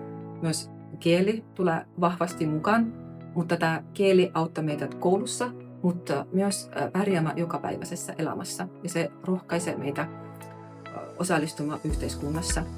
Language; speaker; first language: Finnish; non-native, fluent; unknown